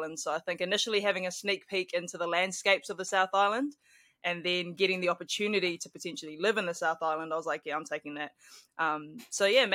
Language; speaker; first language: English; native; English